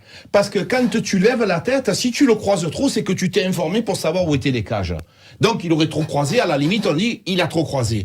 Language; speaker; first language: French; native; French